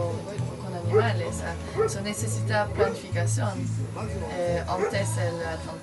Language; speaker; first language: Spanish; non-native, learner; French